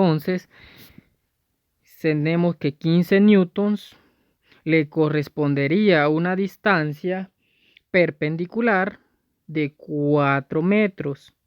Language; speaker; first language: Spanish; native; Spanish